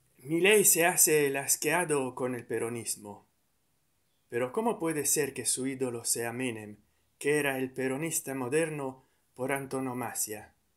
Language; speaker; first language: Spanish; non-native, fluent; Italian